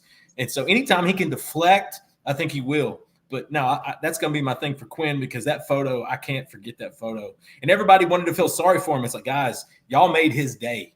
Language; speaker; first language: English; native; English